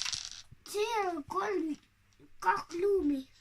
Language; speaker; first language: Finnish; non-native, learner; Estonian